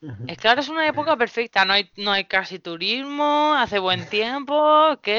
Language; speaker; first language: Spanish; native; Spanish